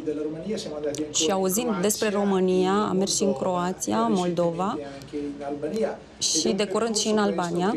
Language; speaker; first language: Romanian; non-native, fluent; Italian